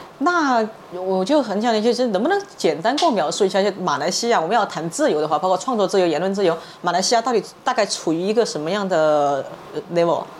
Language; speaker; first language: Chinese; native; Chinese